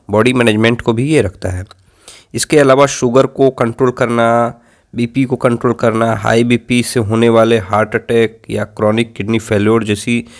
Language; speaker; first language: Hindi; native; Hindi